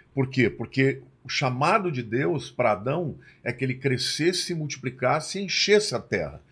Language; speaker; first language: Portuguese; non-native, fluent; Italian